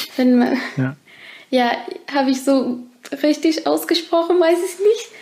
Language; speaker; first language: German; non-native, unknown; Turkish